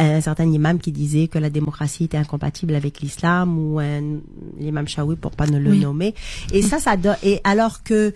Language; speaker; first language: French; non-native, local second language; Arabic